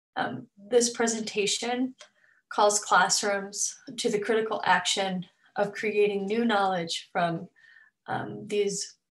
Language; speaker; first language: English; native; English